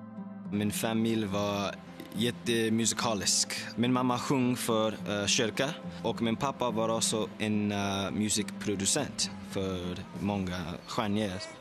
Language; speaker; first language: Swedish; non-native, learner; English